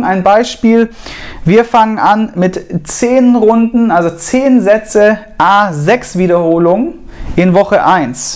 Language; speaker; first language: German; native; German